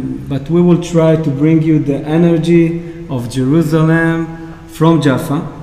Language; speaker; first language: English; non-native, fluent; Hebrew